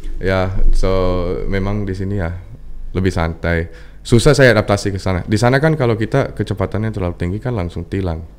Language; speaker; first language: Indonesian; non-native, fluent; English